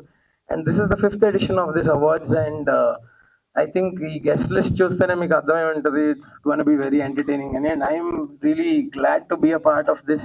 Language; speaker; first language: Telugu; native; Telugu